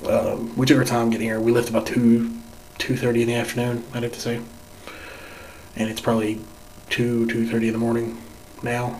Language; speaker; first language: English; native; English